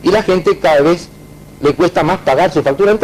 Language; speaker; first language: Spanish; native; Spanish